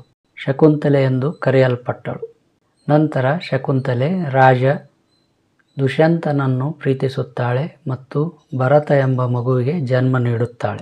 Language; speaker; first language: Kannada; native; Kannada